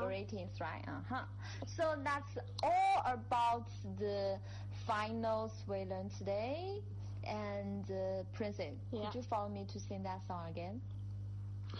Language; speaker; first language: English; non-native, fluent; Chinese